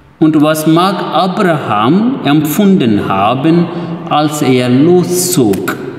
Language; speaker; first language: German; non-native, fluent; Telugu